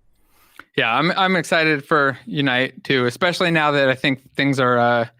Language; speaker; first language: English; native; English